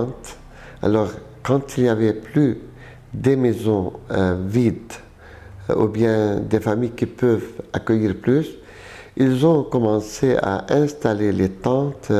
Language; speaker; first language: French; non-native, local second language; Arabic